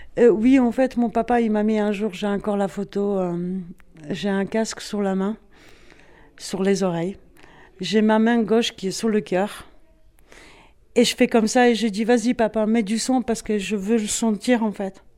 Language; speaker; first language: French; non-native, fluent; Polish